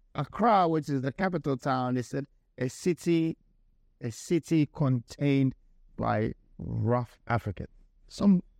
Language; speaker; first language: English; non-native, local second language; Akan